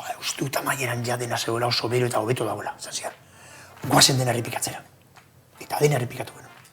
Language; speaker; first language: Basque; non-native, local second language; Spanish